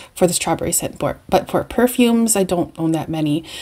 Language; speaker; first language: English; native; English